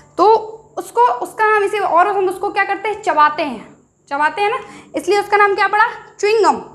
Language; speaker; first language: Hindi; native; Hindi